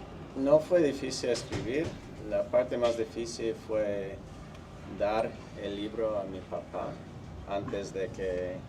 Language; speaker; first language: Spanish; non-native, fluent; English